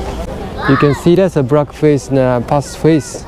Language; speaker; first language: English; non-native, learner; Japanese